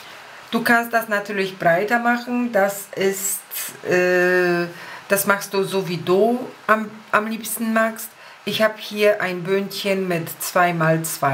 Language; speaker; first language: German; non-native, fluent; Polish